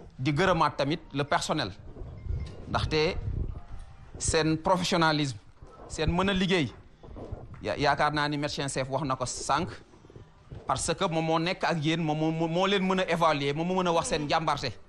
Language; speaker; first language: Wolof; native; Wolof